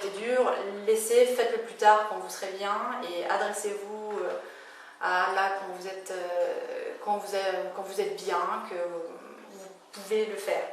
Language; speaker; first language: French; native; French